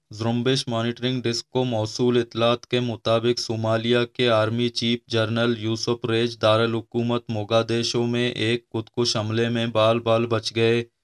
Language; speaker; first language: Urdu; non-native, local second language; Baluchi